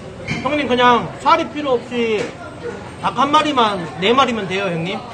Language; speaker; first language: Korean; native; Korean